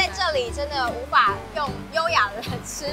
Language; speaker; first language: Chinese; native; Chinese